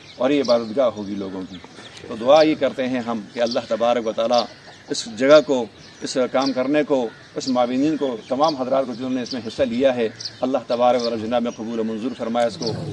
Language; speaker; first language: Urdu; non-native, local second language; Pashto